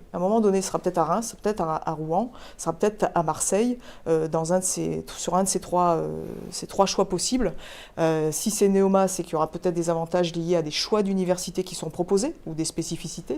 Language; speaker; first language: French; native; French